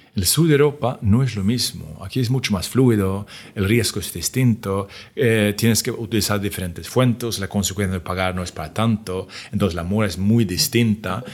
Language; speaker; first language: Spanish; non-native, fluent; Swedish